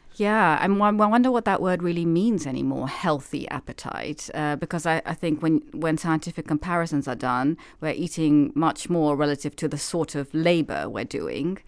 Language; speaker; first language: English; native; English